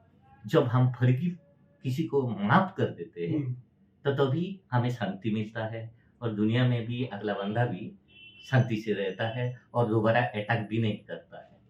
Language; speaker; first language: Hindi; non-native, local second language; Odia